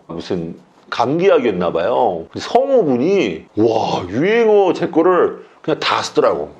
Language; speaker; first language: Korean; native; Korean